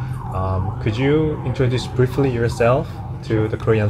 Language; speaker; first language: English; non-native, fluent; Korean